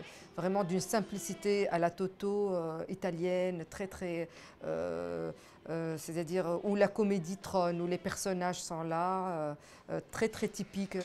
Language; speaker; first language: French; non-native, local second language; Arabic